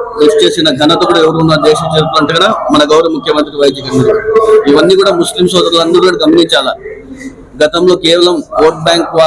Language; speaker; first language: Telugu; non-native, local second language; Urdu